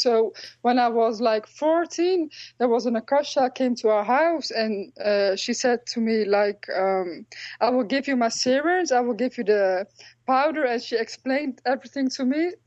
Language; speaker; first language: English; non-native, fluent; Dutch